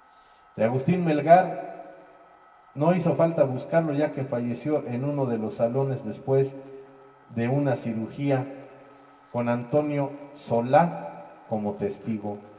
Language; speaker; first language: Spanish; native; Spanish